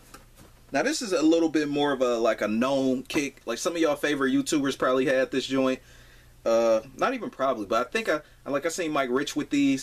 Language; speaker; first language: English; native; English